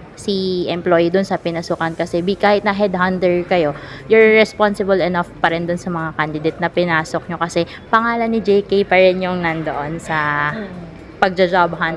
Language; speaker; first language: Filipino; native; Filipino